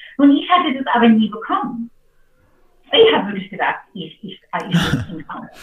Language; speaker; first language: German; non-native, fluent; English